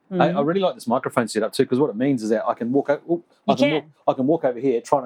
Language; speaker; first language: English; native; English